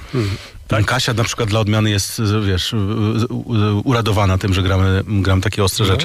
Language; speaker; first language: Polish; native; Polish